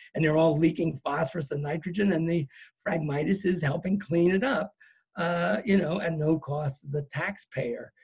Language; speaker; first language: English; native; English